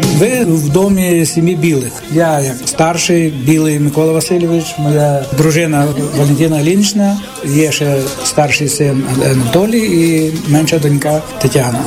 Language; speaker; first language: Ukrainian; native; Ukrainian